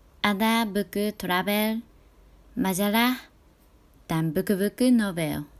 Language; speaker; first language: Indonesian; non-native, learner; Japanese